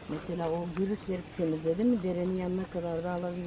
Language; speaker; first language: Turkish; native; Turkish